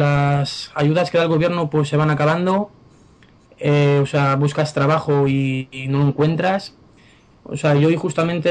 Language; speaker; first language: Spanish; native; Spanish